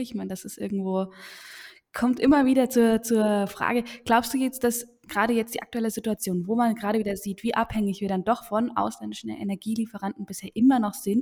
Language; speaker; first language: German; native; German